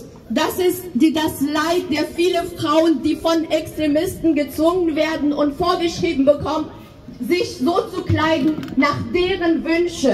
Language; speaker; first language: German; non-native, fluent; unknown